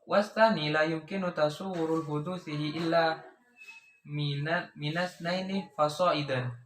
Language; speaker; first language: Arabic; non-native, learner; Indonesian